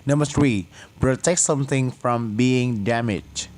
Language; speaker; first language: English; non-native, fluent; Vietnamese